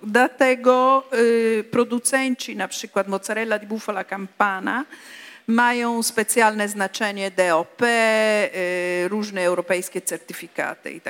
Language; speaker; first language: Polish; non-native, fluent; Italian